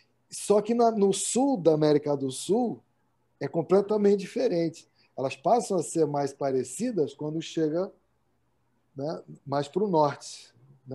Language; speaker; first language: Portuguese; native; Portuguese